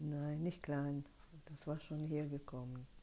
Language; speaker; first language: German; non-native, learner; Russian